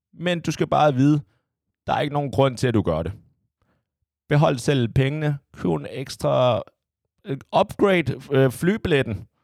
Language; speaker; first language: Danish; early bilingual, other home language; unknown